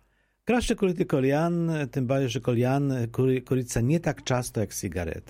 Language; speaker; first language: Polish; non-native, local second language; Ukrainian